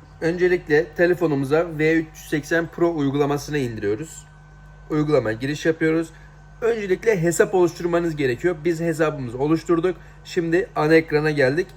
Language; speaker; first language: Turkish; native; Turkish